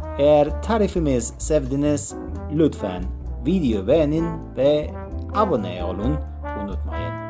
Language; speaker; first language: Turkish; non-native, learner; Spanish